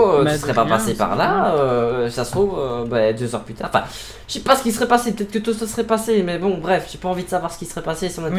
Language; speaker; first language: French; native; French